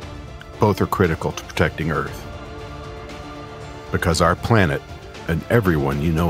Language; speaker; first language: English; native; English